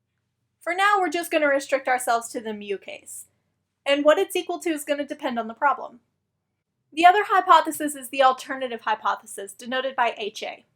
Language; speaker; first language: English; native; English